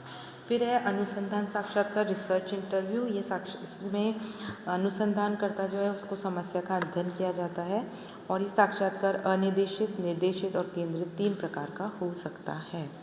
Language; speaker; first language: Hindi; native; Hindi